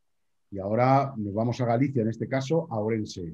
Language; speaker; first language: Spanish; native; Spanish